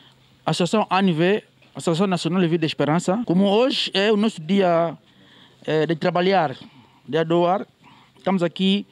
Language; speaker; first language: Portuguese; native; Portuguese